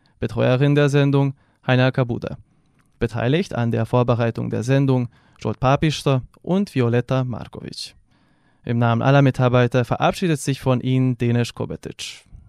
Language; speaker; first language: German; non-native, fluent; Serbian